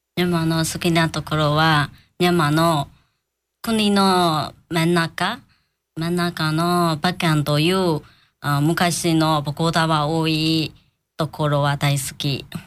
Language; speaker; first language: Japanese; non-native, learner; Burmese